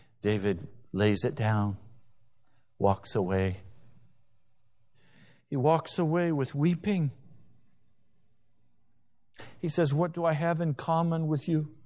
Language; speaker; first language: English; native; English